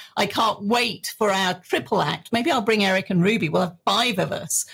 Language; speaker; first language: English; native; English